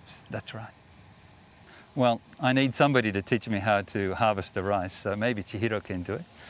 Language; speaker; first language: English; native; English